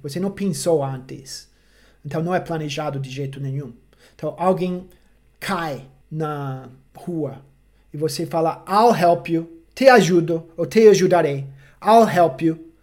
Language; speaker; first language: Portuguese; non-native, fluent; English